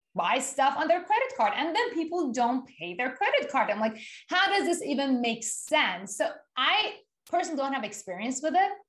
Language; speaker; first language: English; non-native, fluent; Persian